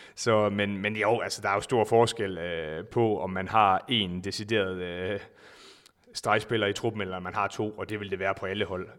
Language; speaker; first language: Danish; native; Danish